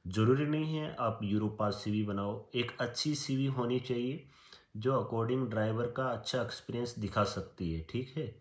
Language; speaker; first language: Hindi; native; Hindi